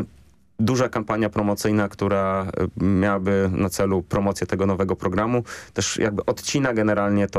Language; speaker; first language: Polish; native; Polish